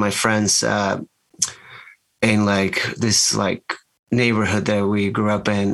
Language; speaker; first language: English; non-native, fluent; Spanish